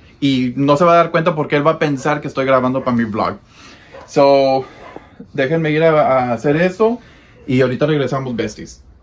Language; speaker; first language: Spanish; early bilingual, heritage; Spanish